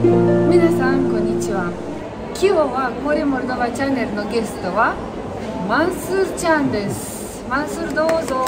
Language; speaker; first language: Japanese; non-native, fluent; Romanian